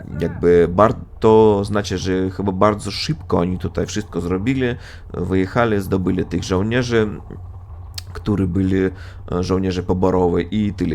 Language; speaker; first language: Polish; non-native, fluent; Russian